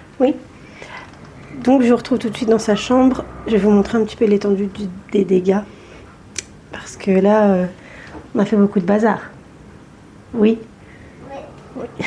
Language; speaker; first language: French; native; French